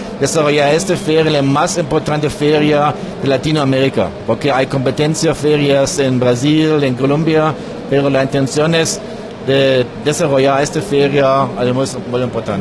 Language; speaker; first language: Spanish; non-native, learner; German